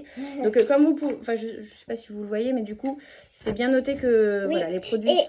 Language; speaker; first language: French; native; French